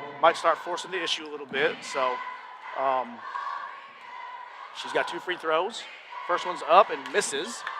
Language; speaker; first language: English; native; English